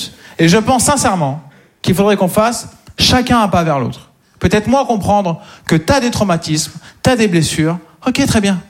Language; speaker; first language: French; native; French